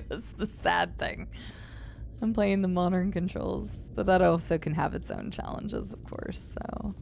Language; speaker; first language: English; native; English